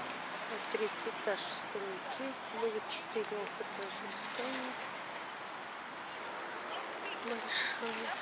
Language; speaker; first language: Russian; native; Russian